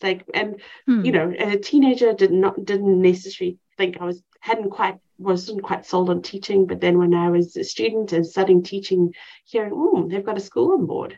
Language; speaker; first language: English; native; English